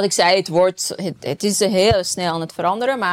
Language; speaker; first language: Dutch; non-native, fluent; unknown